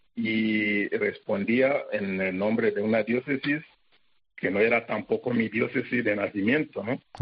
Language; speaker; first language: Spanish; non-native, fluent; Kinyarwanda